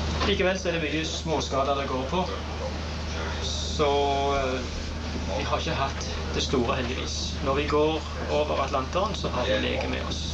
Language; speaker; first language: Norwegian; native; Norwegian